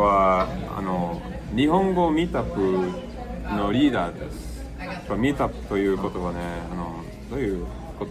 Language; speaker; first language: Japanese; non-native, learner; English